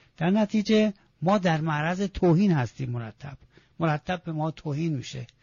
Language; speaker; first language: Persian; non-native, local second language; Azerbaijani